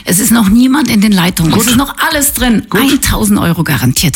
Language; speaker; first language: German; native; German